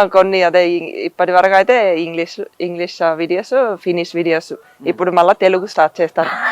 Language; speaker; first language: Telugu; non-native, fluent; Finnish